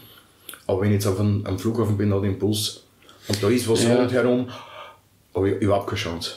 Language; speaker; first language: German; native; German